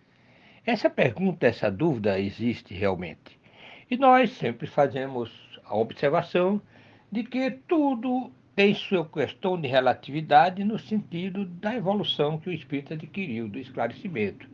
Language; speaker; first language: Portuguese; native; Portuguese